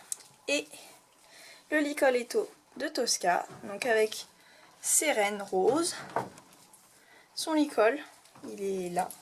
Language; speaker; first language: French; native; French